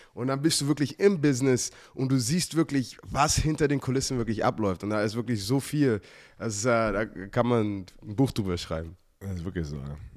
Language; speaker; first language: German; native; German